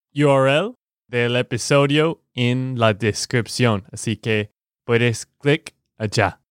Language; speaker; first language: Spanish; non-native, fluent; English